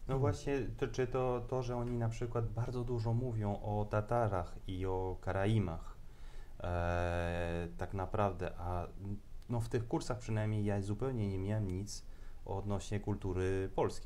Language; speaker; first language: Polish; non-native, fluent; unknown